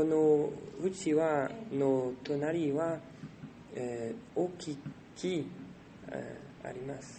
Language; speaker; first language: Japanese; non-native, learner; French